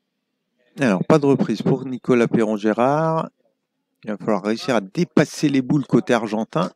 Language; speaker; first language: French; native; French